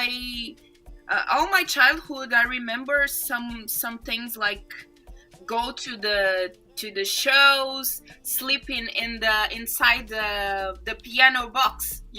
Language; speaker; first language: English; non-native, fluent; Portuguese